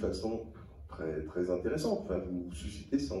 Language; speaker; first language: French; native; French